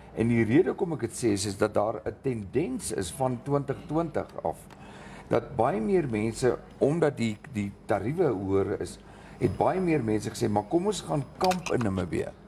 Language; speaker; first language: Afrikaans; native; Afrikaans